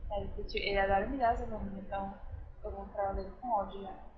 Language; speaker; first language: Portuguese; native; Portuguese